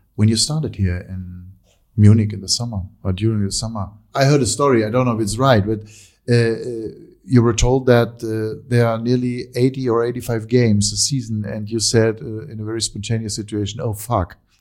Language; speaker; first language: English; non-native, fluent; German